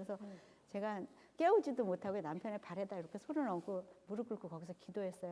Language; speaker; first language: Korean; native; Korean